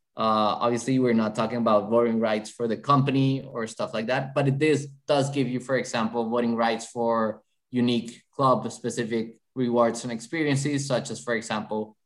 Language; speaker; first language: English; non-native, fluent; Spanish